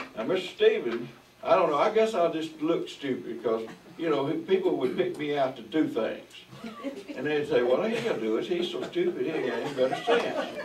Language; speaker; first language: English; native; English